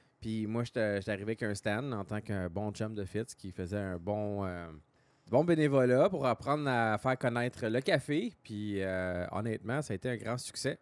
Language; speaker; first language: French; native; French